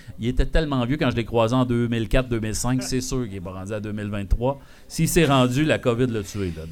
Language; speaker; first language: French; native; French